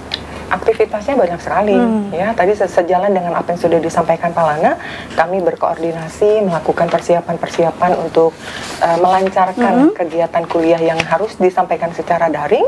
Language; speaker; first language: Indonesian; native; Indonesian